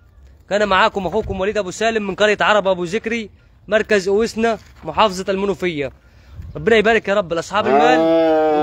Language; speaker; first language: Arabic; native; Arabic